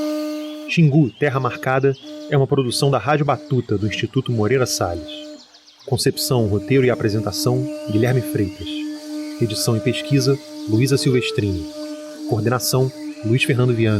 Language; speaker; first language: Portuguese; native; Portuguese